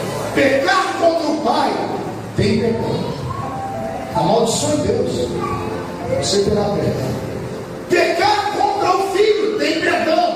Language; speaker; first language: Portuguese; native; Portuguese